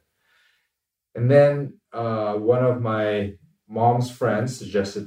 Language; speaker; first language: English; native; English